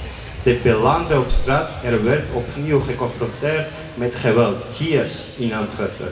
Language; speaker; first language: Dutch; non-native, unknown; Georgian